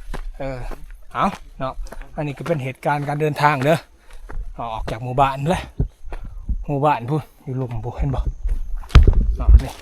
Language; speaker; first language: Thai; non-native, local second language; Lao